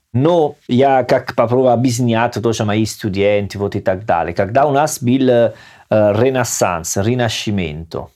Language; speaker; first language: Russian; non-native, learner; Italian